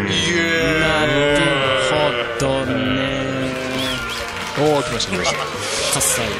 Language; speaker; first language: Japanese; native; Japanese